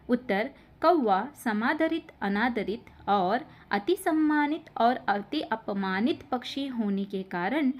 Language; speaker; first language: Hindi; non-native, local second language; Kannada